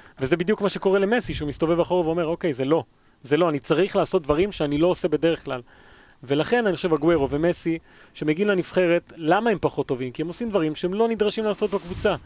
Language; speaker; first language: Hebrew; early bilingual, other home language; Spanish